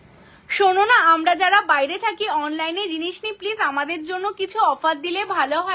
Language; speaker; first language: Bangla; native; Bangla